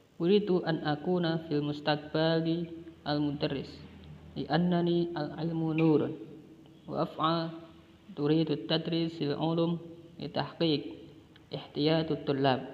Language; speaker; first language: Arabic; non-native, learner; Indonesian